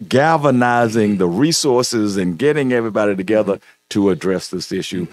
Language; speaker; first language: English; native; English